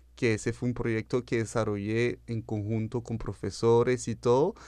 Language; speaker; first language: Spanish; early bilingual, heritage; French